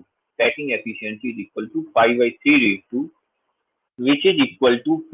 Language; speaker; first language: English; non-native, local second language; Hindi